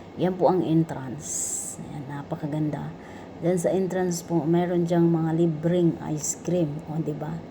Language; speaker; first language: Filipino; non-native, local second language; Cebuano